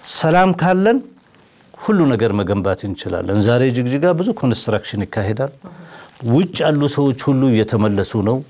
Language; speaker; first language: Amharic; non-native, local second language; Somali